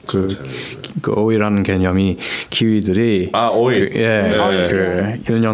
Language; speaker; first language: Korean; non-native, fluent; English